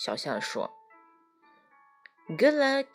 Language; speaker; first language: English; non-native, fluent; Chinese